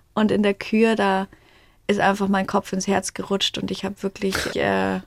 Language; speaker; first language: German; native; German